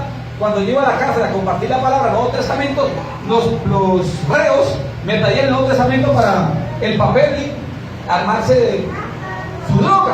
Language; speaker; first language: Spanish; native; Spanish